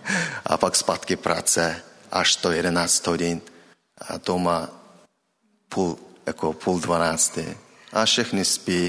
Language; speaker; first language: Czech; non-native, learner; Mongolian